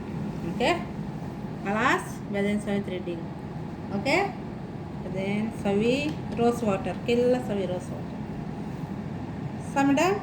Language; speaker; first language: Arabic; non-native, learner; Telugu